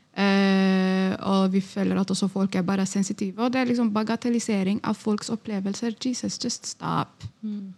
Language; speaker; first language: Norwegian; non-native, fluent; Amharic